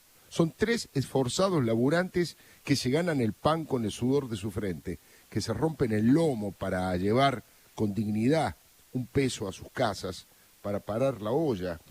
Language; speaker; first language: Spanish; native; Spanish